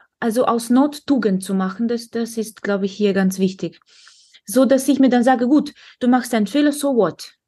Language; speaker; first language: German; non-native, fluent; Russian